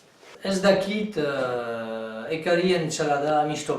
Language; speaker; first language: Basque; non-native, learner; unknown